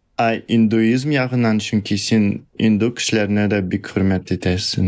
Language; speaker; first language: Tatar; early bilingual, heritage; Russian